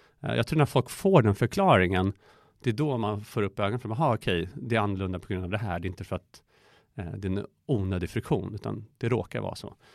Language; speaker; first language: Swedish; early bilingual, other home language; Persian